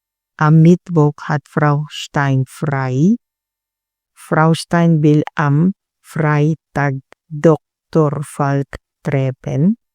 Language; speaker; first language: German; non-native, learner; Filipino